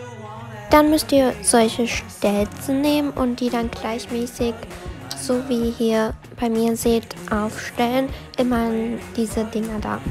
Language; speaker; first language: German; native; German